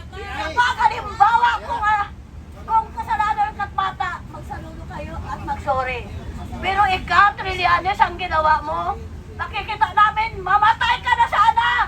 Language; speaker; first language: Filipino; non-native, local second language; Cebuano